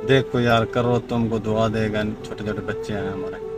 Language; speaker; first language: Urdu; non-native, local second language; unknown